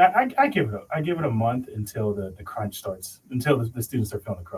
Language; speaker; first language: English; native; English